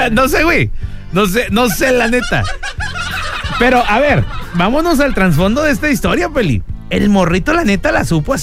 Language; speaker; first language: Spanish; native; Spanish